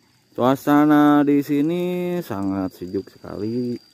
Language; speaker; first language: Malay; non-native, local second language; Sundanese